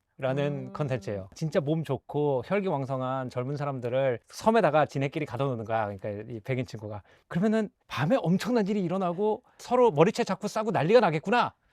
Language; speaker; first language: Korean; native; Korean